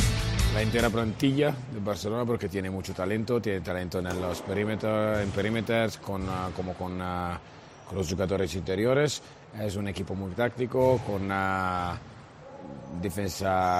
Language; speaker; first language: Spanish; non-native, fluent; Italian